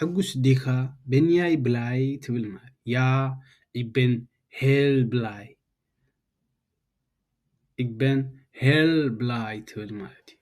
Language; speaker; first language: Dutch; non-native, fluent; Tigrinya